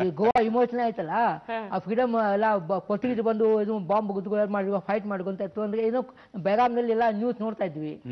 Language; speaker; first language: Kannada; native; Kannada